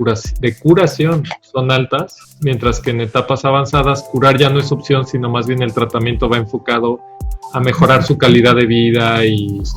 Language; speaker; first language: Spanish; native; Spanish